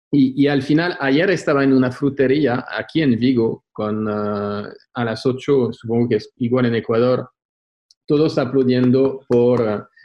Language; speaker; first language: Spanish; non-native, fluent; French